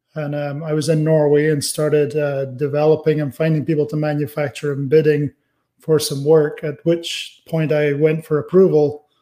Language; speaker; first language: English; native; English